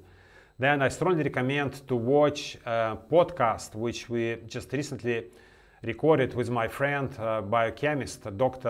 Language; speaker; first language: English; non-native, fluent; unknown